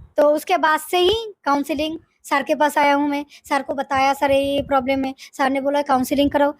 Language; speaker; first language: Hindi; non-native, fluent; Bangla